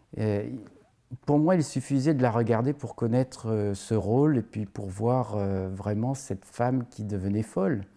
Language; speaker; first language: French; native; French